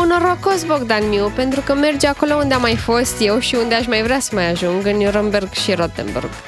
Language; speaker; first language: Romanian; native; Romanian